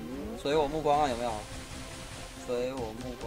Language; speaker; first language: Chinese; native; Chinese